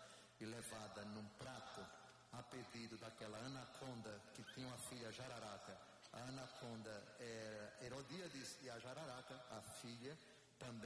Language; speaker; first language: Portuguese; native; Portuguese